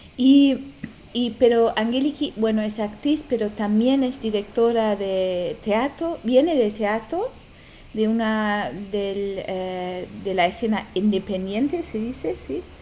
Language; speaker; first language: Spanish; non-native, fluent; German